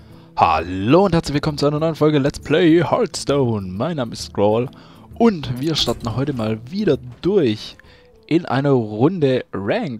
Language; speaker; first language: German; native; German